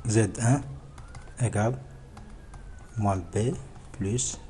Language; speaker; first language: French; non-native, local second language; Arabic